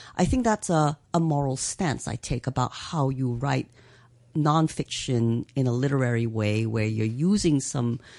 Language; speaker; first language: English; native; English